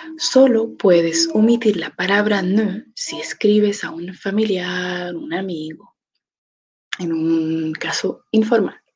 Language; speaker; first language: Spanish; non-native, fluent; French